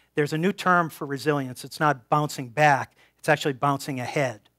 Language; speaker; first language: English; native; English